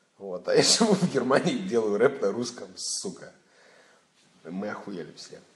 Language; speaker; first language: Russian; native; Russian